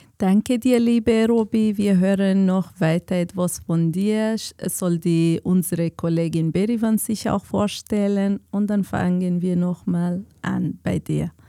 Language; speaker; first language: German; non-native, learner; Kurdish